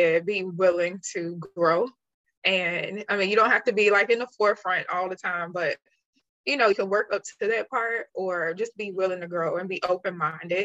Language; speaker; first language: English; native; English